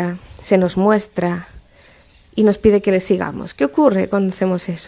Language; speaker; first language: Spanish; native; Spanish